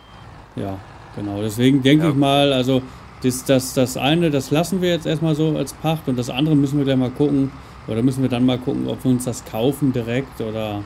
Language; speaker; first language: German; native; German